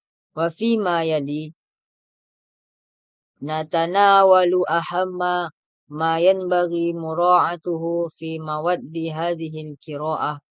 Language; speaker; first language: Arabic; non-native, learner; Indonesian